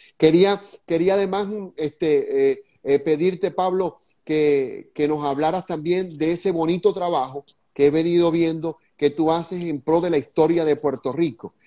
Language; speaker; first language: Spanish; native; Spanish